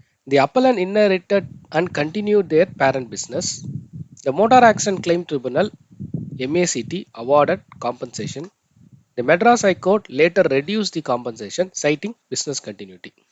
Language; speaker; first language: English; non-native, local second language; Tamil